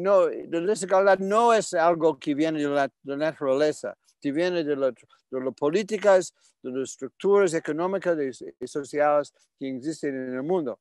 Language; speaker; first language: Spanish; non-native, fluent; English